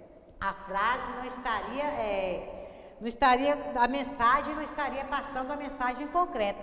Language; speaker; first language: Portuguese; native; Portuguese